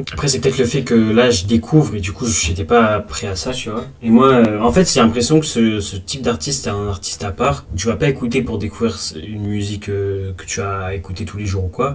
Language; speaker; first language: French; native; French